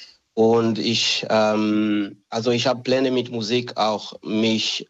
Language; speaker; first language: German; non-native, fluent; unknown